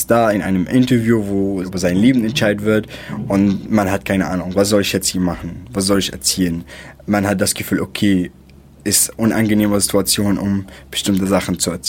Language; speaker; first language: German; non-native, fluent; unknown